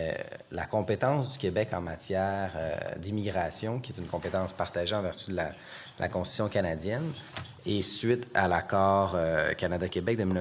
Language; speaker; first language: French; native; French